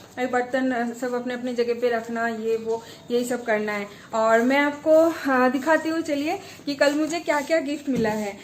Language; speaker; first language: Hindi; native; Hindi